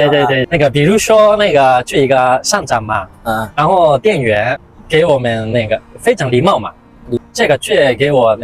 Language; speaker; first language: Chinese; non-native, fluent; Japanese